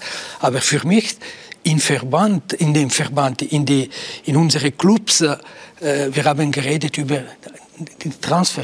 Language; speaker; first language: German; non-native, local second language; Italian